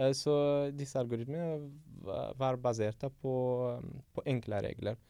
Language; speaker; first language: Norwegian; non-native, fluent; Arabic